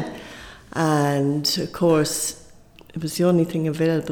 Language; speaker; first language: English; native; English